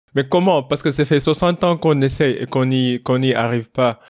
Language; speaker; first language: French; non-native, local second language; Wolof